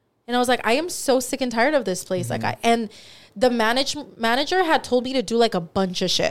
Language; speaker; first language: English; early bilingual, other home language; Spanish